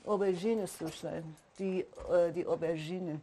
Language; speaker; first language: German; non-native, learner; Persian